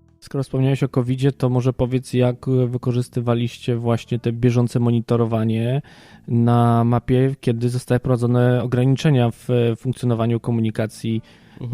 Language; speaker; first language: Polish; native; Polish